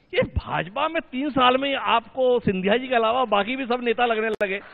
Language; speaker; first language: Hindi; native; Hindi